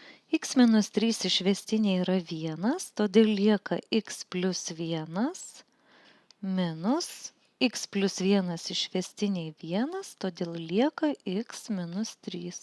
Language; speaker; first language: Lithuanian; native; Lithuanian